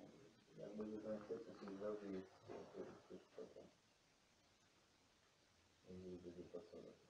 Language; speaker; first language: Polish; non-native, fluent; Ukrainian